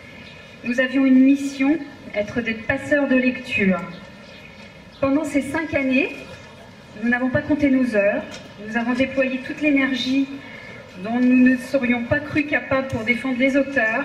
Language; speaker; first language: French; native; French